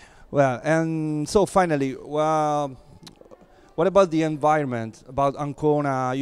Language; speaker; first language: English; non-native, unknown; Italian